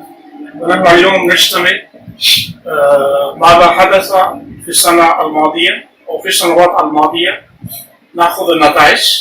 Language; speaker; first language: Arabic; non-native, fluent; Urdu